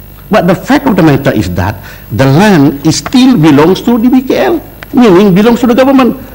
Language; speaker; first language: English; non-native, local second language; Malay